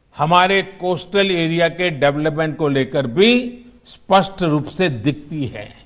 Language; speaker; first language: Hindi; non-native, local second language; Gujarati